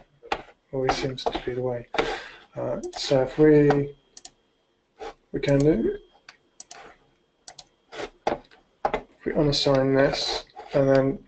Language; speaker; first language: English; native; English